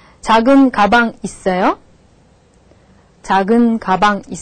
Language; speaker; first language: Korean; non-native, fluent; Russian